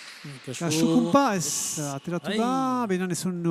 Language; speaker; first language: Basque; native; Basque